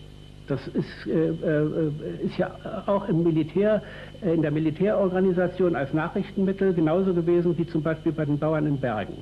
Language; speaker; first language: German; native; German